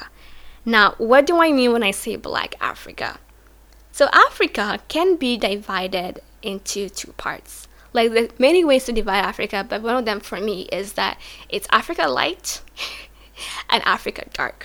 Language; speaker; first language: English; non-native, local second language; Swahili